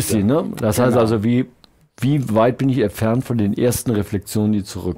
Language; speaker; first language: German; native; German